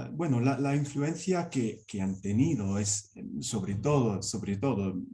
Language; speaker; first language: Spanish; non-native, fluent; English